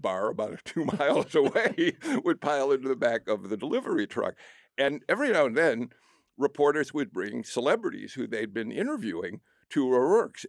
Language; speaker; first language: English; native; English